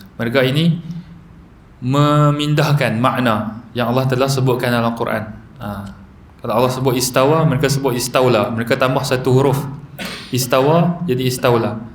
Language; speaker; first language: Malay; native; Malay